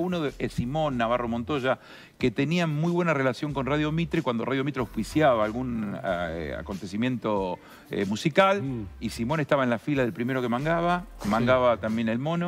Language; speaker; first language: Spanish; native; Spanish